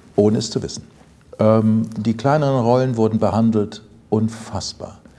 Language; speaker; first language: German; native; German